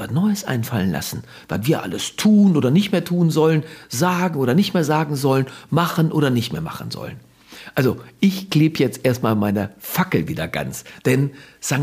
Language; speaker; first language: German; native; German